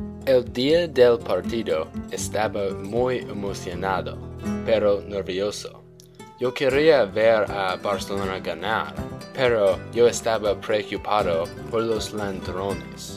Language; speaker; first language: Spanish; non-native, learner; English